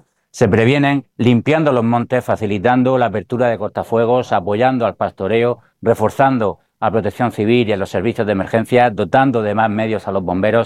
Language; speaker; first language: Spanish; native; Spanish